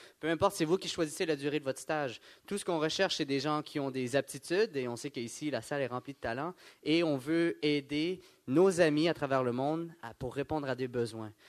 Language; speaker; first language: French; native; French